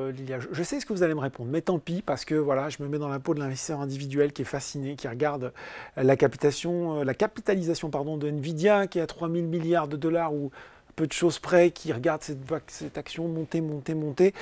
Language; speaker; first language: French; native; French